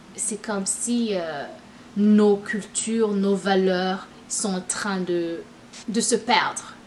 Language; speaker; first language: French; non-native, local second language; Rundi